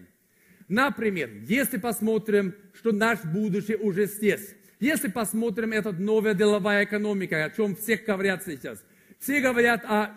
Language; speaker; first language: Russian; non-native, fluent; Swedish